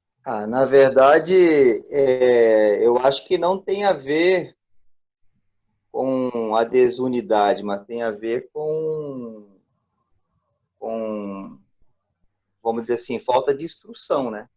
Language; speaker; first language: Portuguese; native; Portuguese